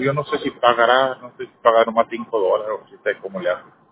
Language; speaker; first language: Spanish; native; Spanish